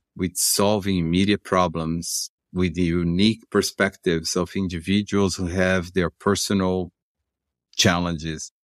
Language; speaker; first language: English; non-native, fluent; Portuguese